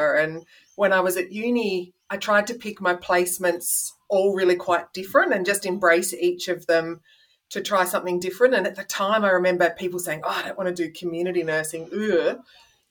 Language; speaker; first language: English; native; English